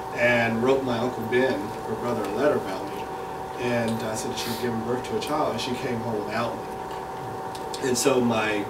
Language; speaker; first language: English; native; English